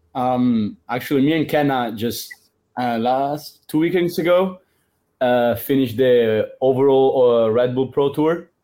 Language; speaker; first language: English; non-native, fluent; Italian